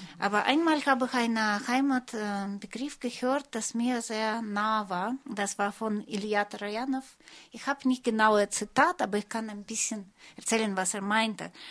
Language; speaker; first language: German; non-native, fluent; Russian